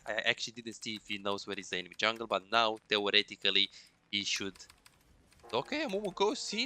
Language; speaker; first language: English; non-native, fluent; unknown